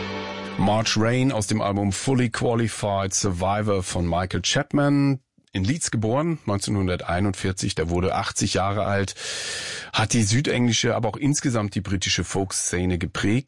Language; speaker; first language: German; native; German